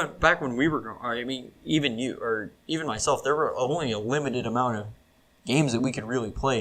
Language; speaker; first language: English; native; English